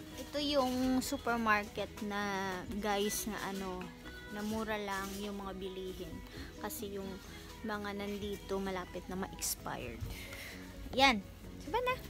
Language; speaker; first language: Filipino; non-native, local second language; Hiligaynon